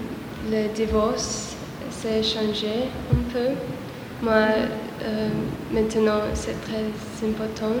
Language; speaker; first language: French; non-native, learner; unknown